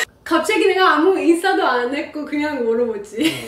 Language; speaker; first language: Korean; non-native, learner; Persian